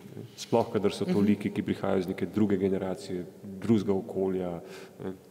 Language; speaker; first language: Slovenian; native; Slovenian